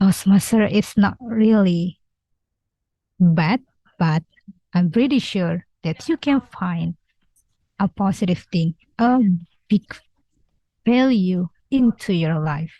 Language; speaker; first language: English; non-native, learner; Indonesian